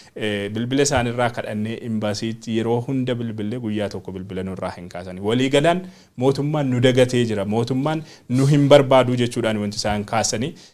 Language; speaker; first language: Oromo; native; Oromo